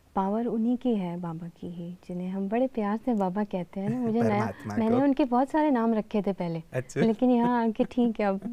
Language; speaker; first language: Hindi; native; Hindi